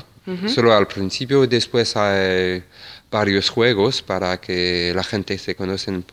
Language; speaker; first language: Spanish; non-native, fluent; French